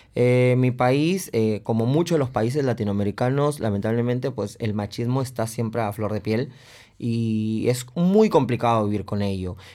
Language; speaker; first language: Spanish; native; Spanish